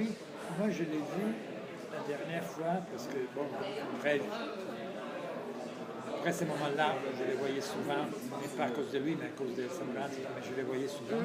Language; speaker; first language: French; non-native, fluent; Italian